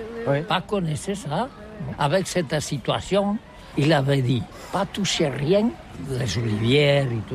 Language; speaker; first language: French; non-native, learner; Catalan